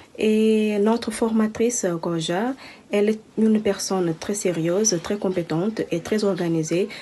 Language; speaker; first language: French; non-native, learner; Kabuverdianu